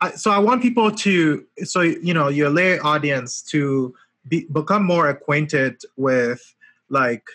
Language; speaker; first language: English; non-native, local second language; French